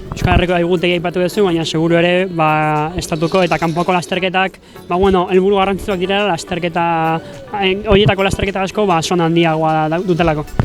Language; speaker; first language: Basque; native; Basque